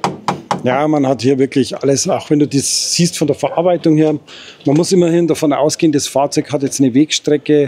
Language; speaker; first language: German; native; German